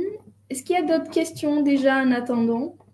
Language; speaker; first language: French; non-native, fluent; Spanish